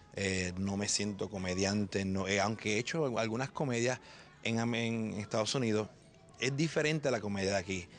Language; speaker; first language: Spanish; native; Spanish